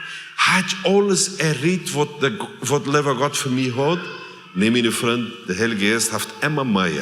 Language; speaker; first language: German; non-native, learner; Plautdietsch